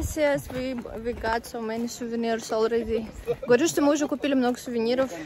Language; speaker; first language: Russian; native; Russian